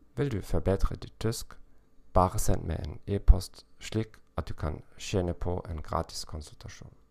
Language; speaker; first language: Norwegian; non-native, learner; German